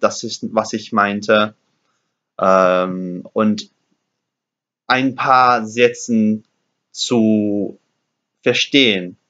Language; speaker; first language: German; non-native, learner; English